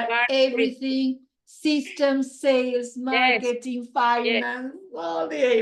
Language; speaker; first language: English; non-native, fluent; Spanish